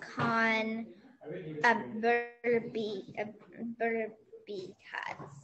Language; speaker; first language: Spanish; non-native, learner; English